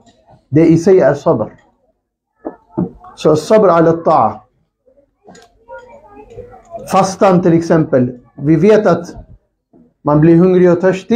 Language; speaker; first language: Swedish; non-native, local second language; Urdu